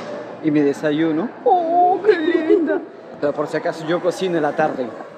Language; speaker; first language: Spanish; native; Spanish